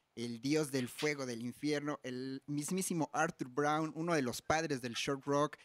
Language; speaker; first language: Spanish; native; Spanish